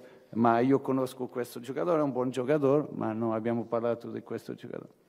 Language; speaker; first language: Italian; non-native, fluent; Portuguese